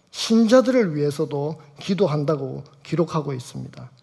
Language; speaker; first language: Korean; native; Korean